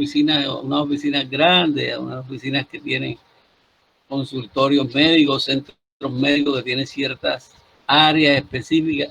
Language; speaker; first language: Spanish; native; Spanish